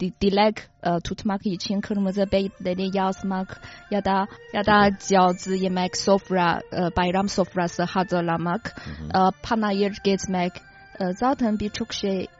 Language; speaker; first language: Turkish; non-native, fluent; Chinese